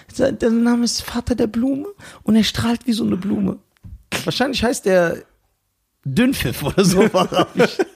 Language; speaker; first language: German; early bilingual, other home language; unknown